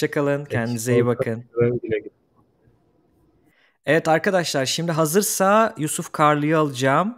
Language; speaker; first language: Turkish; native; Turkish